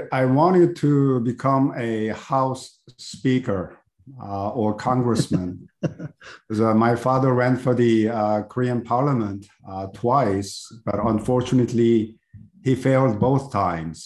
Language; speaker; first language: English; non-native, fluent; Korean